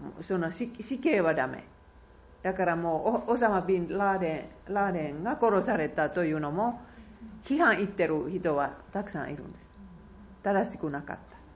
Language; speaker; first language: Japanese; non-native, fluent; Finnish